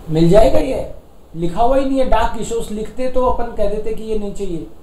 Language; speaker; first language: Hindi; native; Hindi